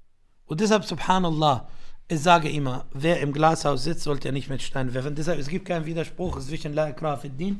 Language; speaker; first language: German; non-native, fluent; Arabic